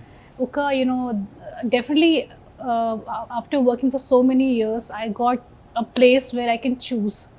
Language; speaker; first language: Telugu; non-native, local second language; Hindi